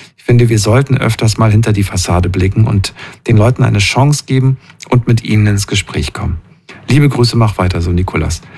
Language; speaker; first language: German; native; German